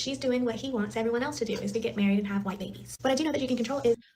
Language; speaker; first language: English; native; English